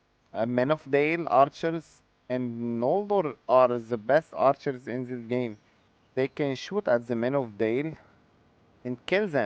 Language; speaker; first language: English; non-native, fluent; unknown